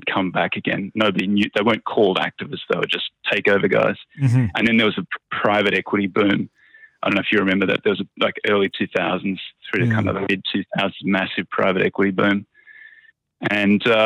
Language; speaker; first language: English; native; English